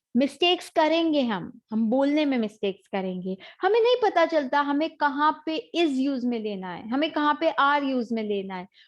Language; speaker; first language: Hindi; native; Hindi